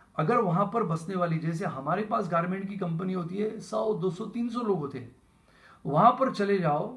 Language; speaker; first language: Hindi; non-native, local second language; Marathi